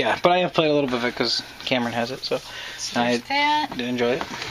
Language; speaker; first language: English; native; English